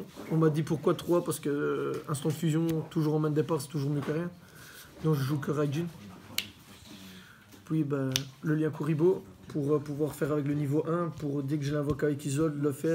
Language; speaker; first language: French; native; French